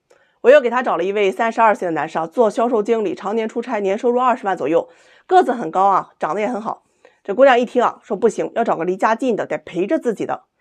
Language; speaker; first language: Chinese; native; Chinese